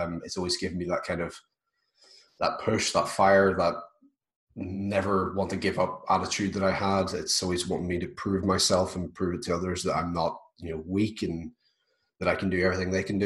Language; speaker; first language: English; native; English